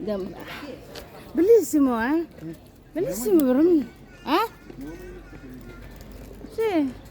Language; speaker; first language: Italian; non-native, learner; Filipino